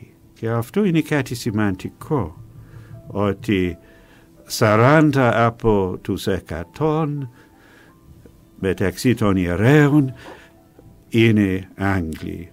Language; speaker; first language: Greek; non-native, fluent; English